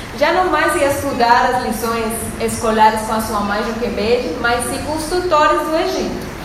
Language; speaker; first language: Portuguese; non-native, fluent; Spanish